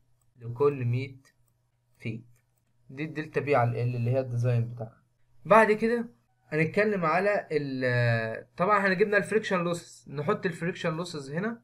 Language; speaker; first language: Arabic; native; Arabic